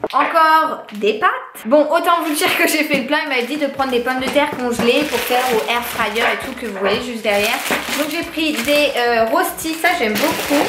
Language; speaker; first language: French; native; French